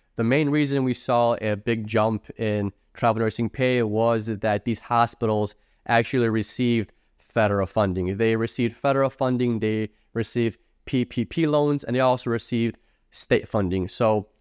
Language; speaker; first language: English; native; English